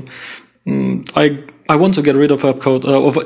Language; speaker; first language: English; non-native, fluent; Russian